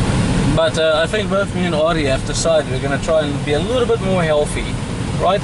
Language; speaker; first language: English; native; English